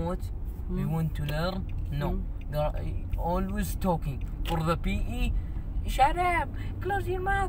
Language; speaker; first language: English; non-native, learner; Arabic